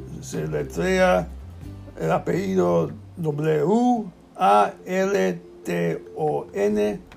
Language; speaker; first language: Spanish; non-native, learner; English